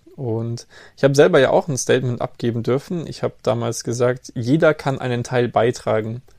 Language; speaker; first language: German; native; German